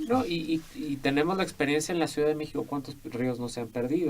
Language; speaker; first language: Spanish; native; Spanish